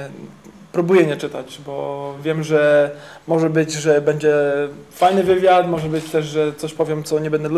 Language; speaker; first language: Polish; early bilingual, heritage; English